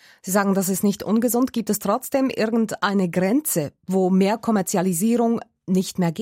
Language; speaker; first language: German; native; German